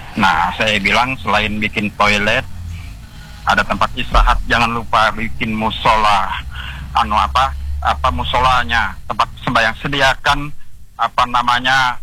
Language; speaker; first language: Indonesian; non-native, local second language; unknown